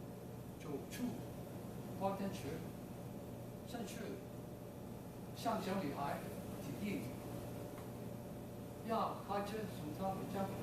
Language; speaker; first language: Chinese; native; Chinese